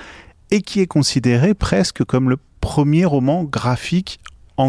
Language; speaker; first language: French; native; French